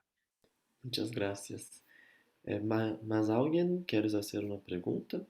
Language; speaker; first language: Spanish; non-native, learner; Portuguese